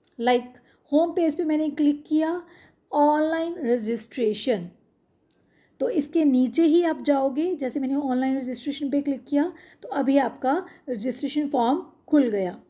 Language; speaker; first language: Hindi; non-native, local second language; Punjabi